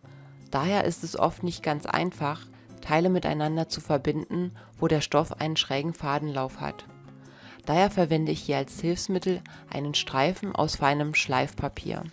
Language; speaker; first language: German; native; German